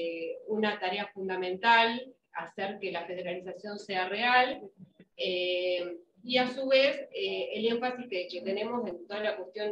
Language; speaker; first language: Spanish; native; Spanish